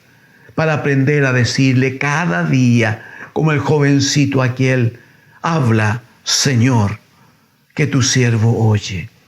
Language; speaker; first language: Spanish; native; Spanish